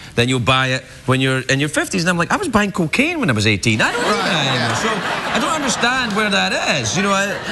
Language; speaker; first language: English; native; English